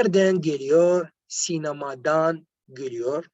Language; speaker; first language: Turkish; non-native, learner; Arabic